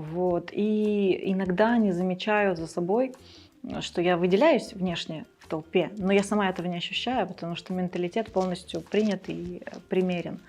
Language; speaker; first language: Russian; early bilingual, other home language; Georgian